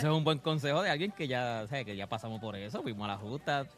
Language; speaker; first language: Spanish; native; Spanish